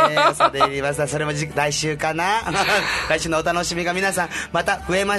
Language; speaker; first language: Japanese; native; Japanese